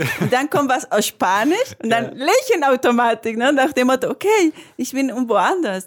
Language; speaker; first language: German; non-native, fluent; Spanish